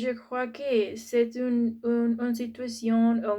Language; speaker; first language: French; non-native, learner; Spanish